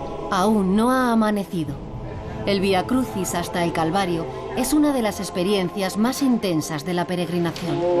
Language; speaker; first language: Spanish; native; Spanish